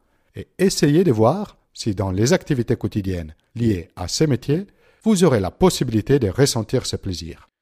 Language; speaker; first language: French; non-native, fluent; Italian